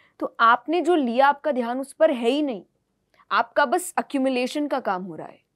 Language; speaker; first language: Hindi; native; Hindi